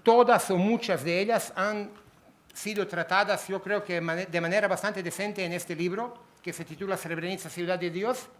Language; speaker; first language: Spanish; native; Spanish